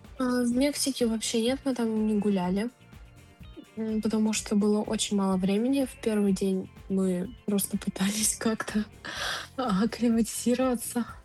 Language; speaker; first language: Russian; native; Russian